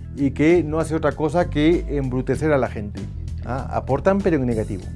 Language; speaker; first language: Spanish; native; Spanish